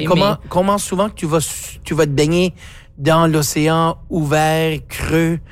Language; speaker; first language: French; native; French